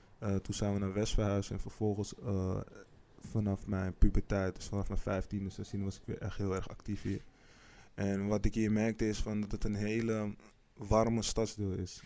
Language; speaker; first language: Dutch; native; Dutch